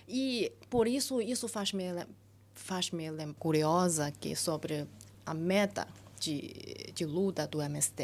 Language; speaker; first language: Portuguese; non-native, fluent; Chinese